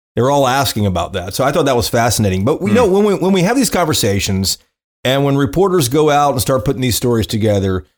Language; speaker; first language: English; native; English